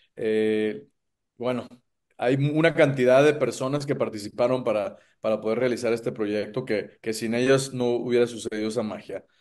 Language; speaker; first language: Spanish; native; Spanish